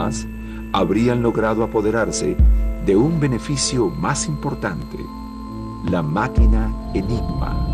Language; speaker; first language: Spanish; native; Spanish